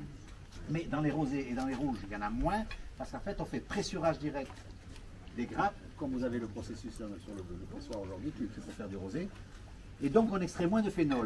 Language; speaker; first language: French; native; French